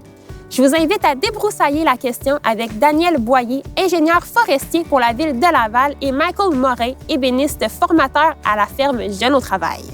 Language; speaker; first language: French; native; French